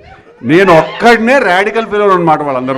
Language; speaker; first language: Telugu; native; Telugu